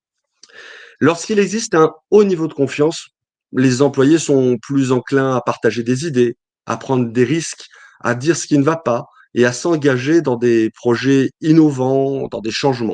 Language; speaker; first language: French; native; French